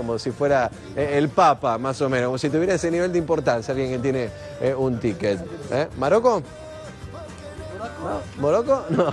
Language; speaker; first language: Spanish; native; Spanish